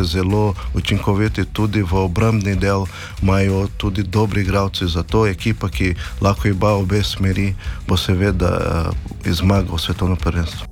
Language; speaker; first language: Slovenian; non-native, learner; Portuguese